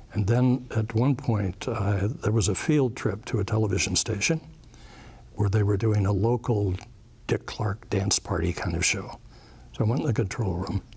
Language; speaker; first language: English; native; English